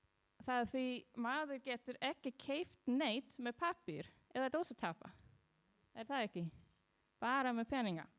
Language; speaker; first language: Icelandic; non-native, learner; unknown